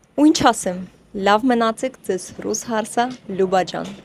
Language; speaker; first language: Armenian; non-native, learner; Russian